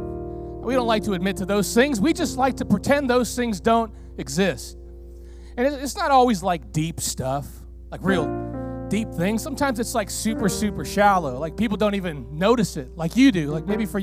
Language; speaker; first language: English; early bilingual, other home language; Spanish